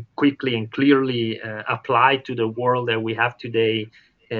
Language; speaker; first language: English; non-native, fluent; Italian